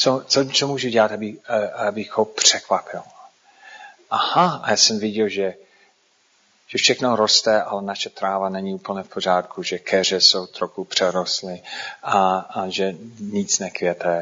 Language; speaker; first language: Czech; non-native, fluent; English